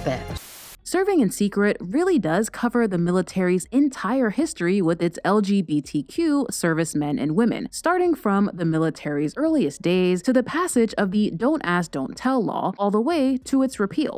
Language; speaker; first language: English; native; English